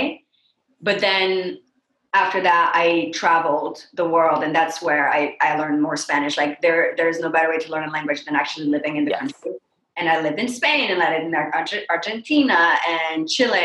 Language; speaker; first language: English; non-native, fluent; French